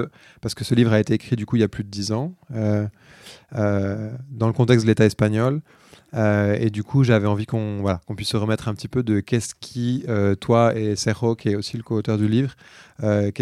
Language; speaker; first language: French; native; French